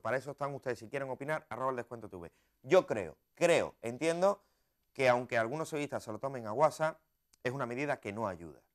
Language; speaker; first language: Spanish; native; Spanish